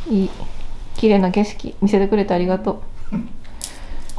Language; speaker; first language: Japanese; native; Japanese